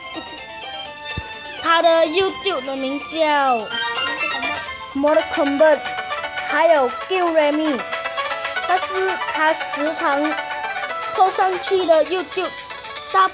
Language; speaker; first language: Chinese; native; Chinese